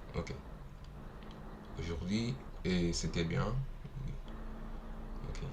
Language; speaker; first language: French; non-native, learner; Portuguese